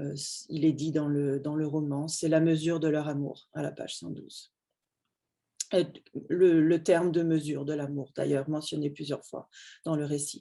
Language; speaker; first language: French; native; French